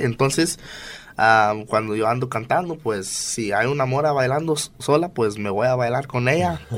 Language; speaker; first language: Spanish; non-native, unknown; English